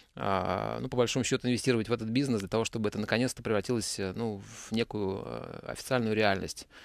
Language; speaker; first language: Russian; native; Russian